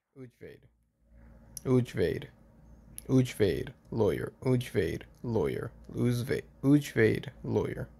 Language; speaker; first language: Hungarian; non-native, learner; English